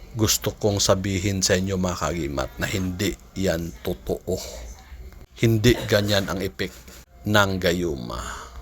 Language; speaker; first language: Filipino; non-native, local second language; Cebuano